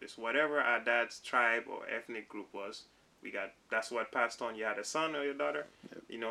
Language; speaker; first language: English; non-native, local second language; Wolof